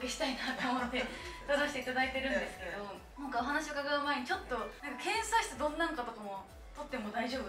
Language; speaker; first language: Japanese; native; Japanese